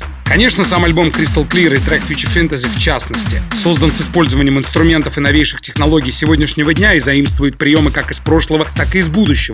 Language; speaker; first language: Russian; native; Russian